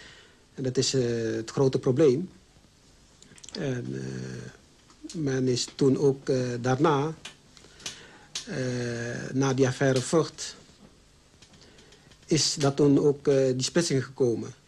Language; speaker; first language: Dutch; early bilingual, other home language; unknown